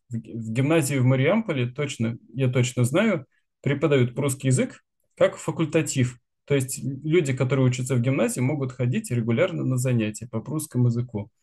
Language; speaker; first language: Russian; native; Russian